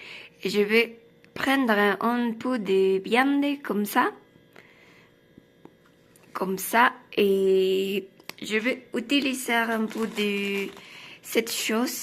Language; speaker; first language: French; non-native, learner; Spanish